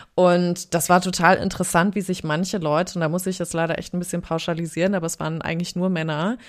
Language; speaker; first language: German; native; German